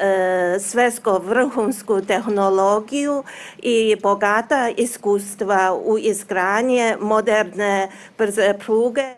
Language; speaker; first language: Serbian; non-native, learner; Chinese